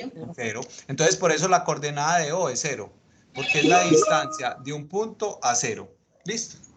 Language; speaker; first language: Spanish; native; Spanish